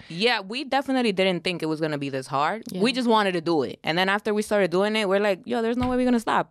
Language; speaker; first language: English; early bilingual, other home language; Spanish